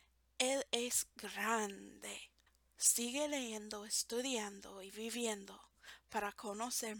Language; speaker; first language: Spanish; non-native, fluent; English